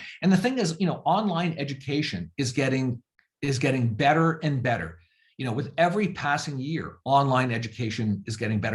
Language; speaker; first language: English; native; English